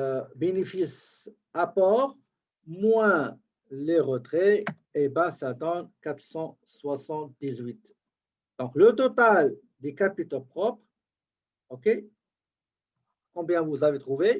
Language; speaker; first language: French; native; French